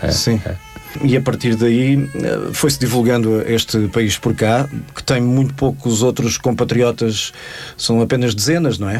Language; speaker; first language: Portuguese; native; Portuguese